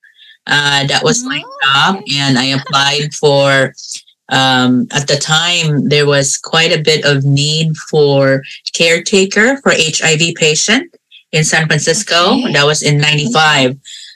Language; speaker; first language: English; non-native, local second language; Cebuano